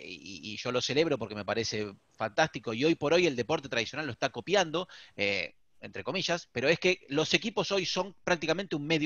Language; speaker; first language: Spanish; native; Spanish